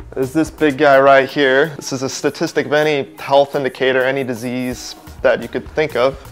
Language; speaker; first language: English; native; English